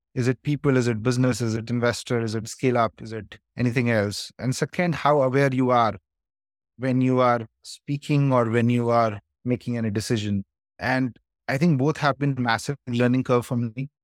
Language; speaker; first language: English; non-native, local second language; Hindi